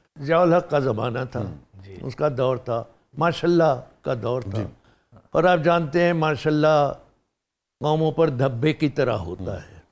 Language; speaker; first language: Urdu; non-native, local second language; Sindhi